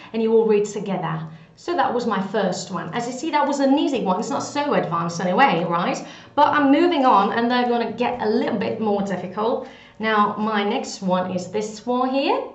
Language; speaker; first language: English; non-native, fluent; Greek